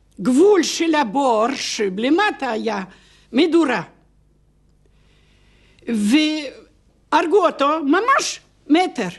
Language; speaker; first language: Hebrew; non-native, fluent; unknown